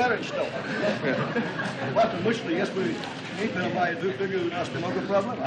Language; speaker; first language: Russian; non-native, learner; English